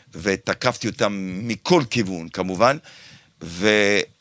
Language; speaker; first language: Hebrew; native; Hebrew